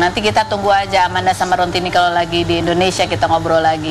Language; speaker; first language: Indonesian; native; Indonesian